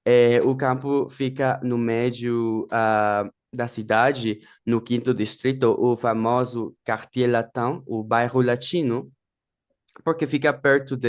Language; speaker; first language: Portuguese; non-native, fluent; Spanish